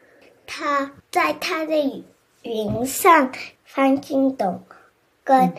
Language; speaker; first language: Chinese; early bilingual, heritage; English